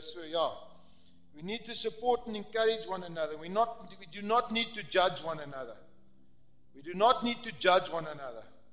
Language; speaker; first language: English; non-native, local second language; Afrikaans